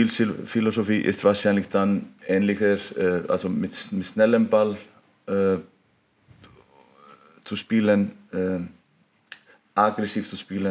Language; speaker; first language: German; non-native, fluent; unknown